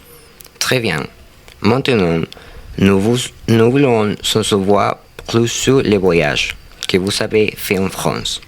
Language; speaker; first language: French; non-native, learner; Spanish